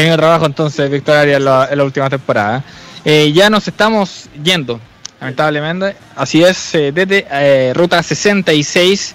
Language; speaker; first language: Spanish; native; Spanish